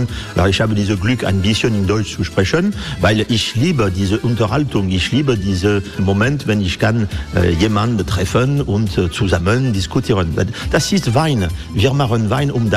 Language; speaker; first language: German; non-native, learner; French